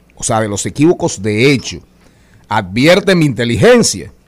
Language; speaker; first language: Spanish; native; Spanish